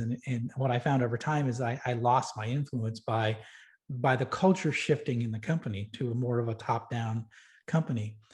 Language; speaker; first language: English; native; English